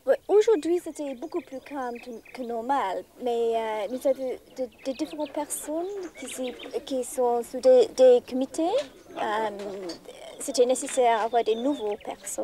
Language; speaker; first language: French; non-native, fluent; English